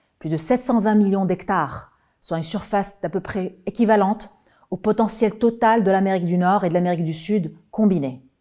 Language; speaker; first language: French; non-native, local second language; Arabic